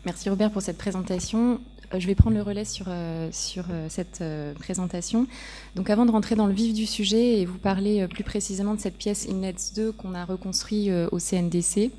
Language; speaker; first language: French; native; French